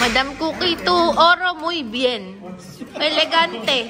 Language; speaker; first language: Spanish; non-native, learner; Filipino